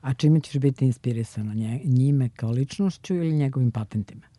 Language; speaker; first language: Serbian; native; Serbian